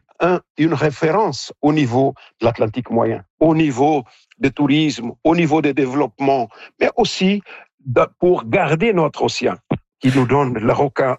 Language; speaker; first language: French; non-native, fluent; Portuguese